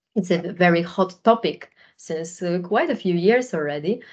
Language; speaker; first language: English; non-native, fluent; Polish